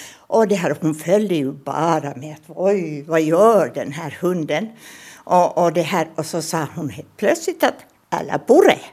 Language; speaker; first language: Swedish; native; Swedish